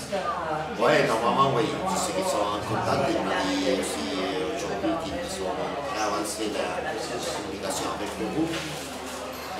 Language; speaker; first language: French; non-native, learner; Catalan